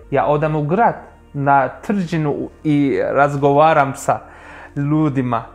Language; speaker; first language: Croatian; non-native, learner; Turkish